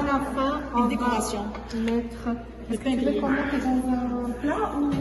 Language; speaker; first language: French; non-native, learner; Arabic